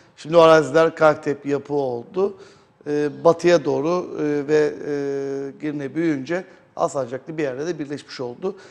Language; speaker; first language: Turkish; native; Turkish